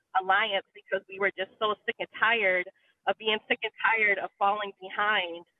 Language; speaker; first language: English; native; English